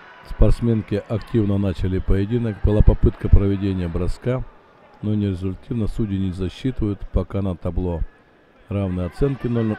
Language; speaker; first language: Russian; native; Russian